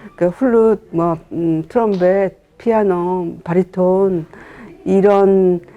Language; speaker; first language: Korean; native; Korean